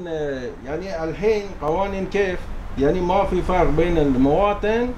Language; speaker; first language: Arabic; non-native, learner; Persian